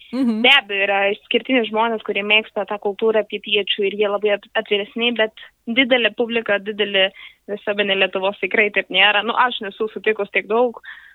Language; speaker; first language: Lithuanian; non-native, fluent; Spanish